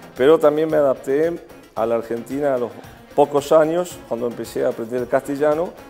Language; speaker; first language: Spanish; early bilingual, other home language; Arabic